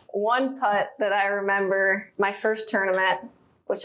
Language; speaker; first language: English; native; English